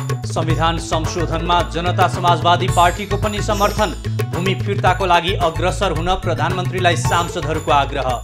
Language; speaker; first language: Nepali; native; Nepali